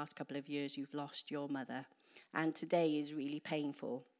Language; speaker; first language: English; native; English